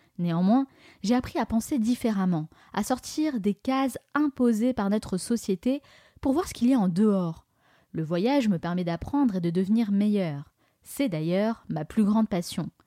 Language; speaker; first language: French; native; French